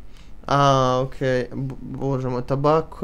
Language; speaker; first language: Russian; early bilingual, heritage; Italian